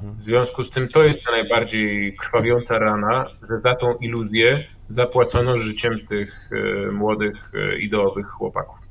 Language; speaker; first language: Polish; native; Polish